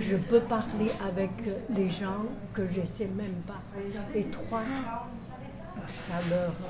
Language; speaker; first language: French; non-native, learner; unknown